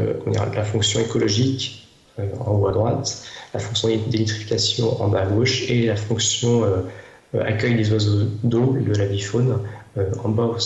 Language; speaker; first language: French; native; French